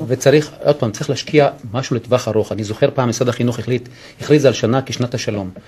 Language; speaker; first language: Hebrew; non-native, local second language; Arabic